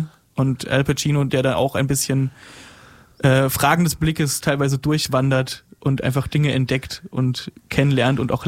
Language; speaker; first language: German; native; German